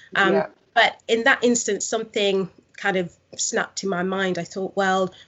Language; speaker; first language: English; native; English